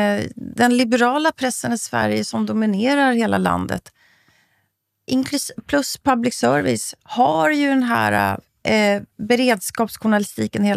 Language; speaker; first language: Swedish; native; Swedish